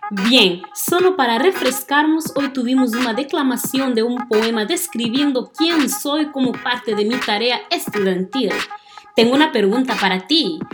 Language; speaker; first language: Spanish; non-native, fluent; Portuguese